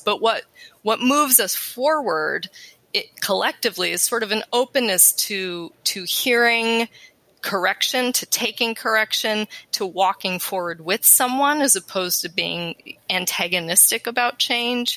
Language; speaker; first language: English; native; English